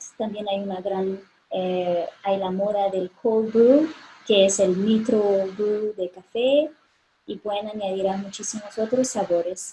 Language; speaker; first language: Spanish; non-native, fluent; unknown